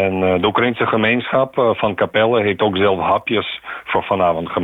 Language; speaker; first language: Dutch; non-native, fluent; Ukrainian